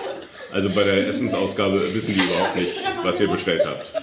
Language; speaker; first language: German; native; German